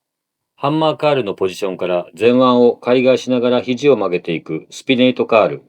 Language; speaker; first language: Japanese; native; Japanese